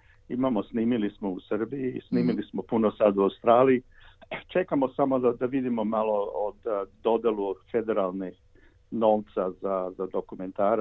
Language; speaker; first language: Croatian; early bilingual, heritage; Croatian